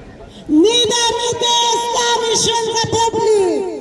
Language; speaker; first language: German; non-native, learner; Persian